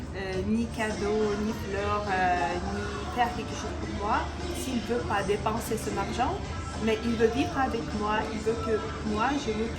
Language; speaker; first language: French; non-native, local second language; Ukrainian